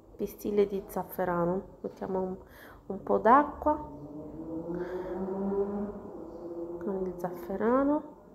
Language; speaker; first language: Italian; non-native, learner; Arabic